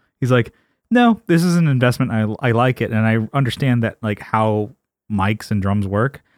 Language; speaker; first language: English; native; English